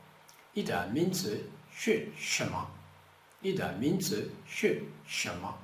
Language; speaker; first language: Chinese; non-native, fluent; Portuguese